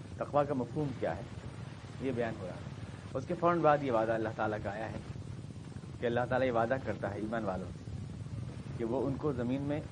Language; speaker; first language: Urdu; native; Urdu